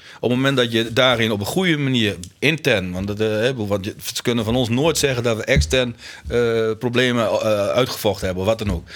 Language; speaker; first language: Dutch; native; Dutch